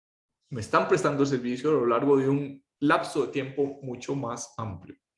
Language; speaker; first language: Spanish; native; Spanish